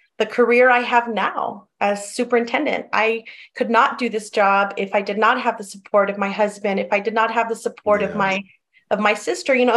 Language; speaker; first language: English; early bilingual, other home language; Spanish